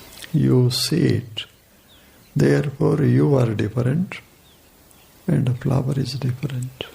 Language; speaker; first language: English; non-native, local second language; Kannada